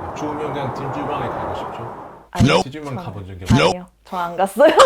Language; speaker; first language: Korean; non-native, fluent; Chinese